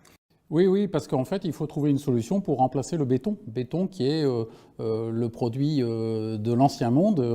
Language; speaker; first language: French; native; French